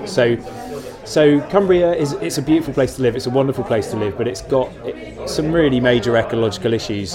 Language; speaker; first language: English; native; English